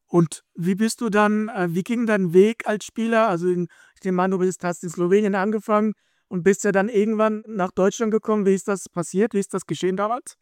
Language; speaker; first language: German; native; German